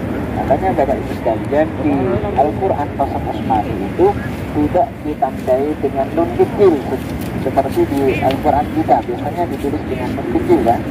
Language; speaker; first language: Indonesian; native; Indonesian